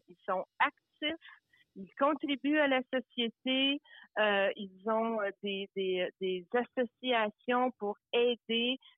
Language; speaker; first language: French; early bilingual, other home language; Italian